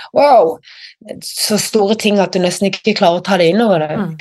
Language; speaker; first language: Norwegian; native; Norwegian